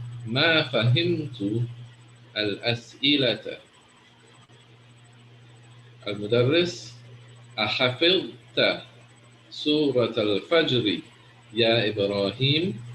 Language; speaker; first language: Arabic; non-native, fluent; English